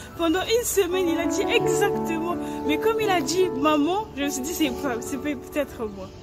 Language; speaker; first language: French; early bilingual, other home language; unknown